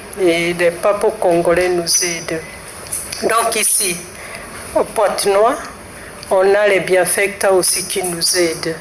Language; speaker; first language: French; non-native, fluent; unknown